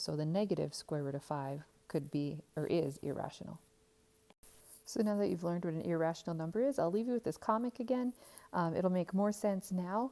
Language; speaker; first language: English; native; English